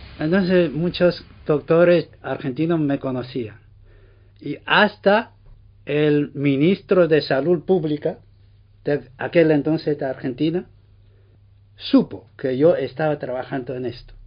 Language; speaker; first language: Spanish; non-native, fluent; Chinese